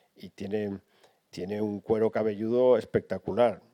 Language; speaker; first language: Spanish; native; Spanish